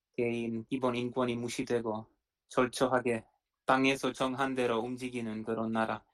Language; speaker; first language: Korean; non-native, fluent; Czech